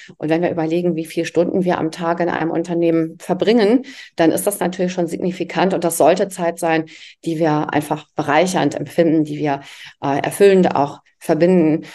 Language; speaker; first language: German; early bilingual, other home language; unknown